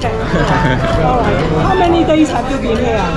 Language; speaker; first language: English; non-native, learner; Cantonese